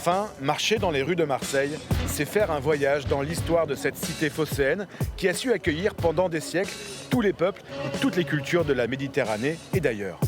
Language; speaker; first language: French; native; French